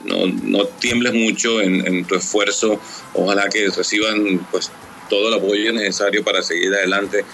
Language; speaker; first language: Spanish; native; Spanish